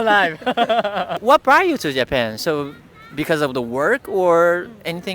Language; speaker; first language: English; non-native, fluent; Japanese